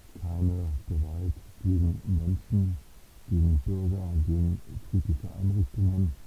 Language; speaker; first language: German; native; German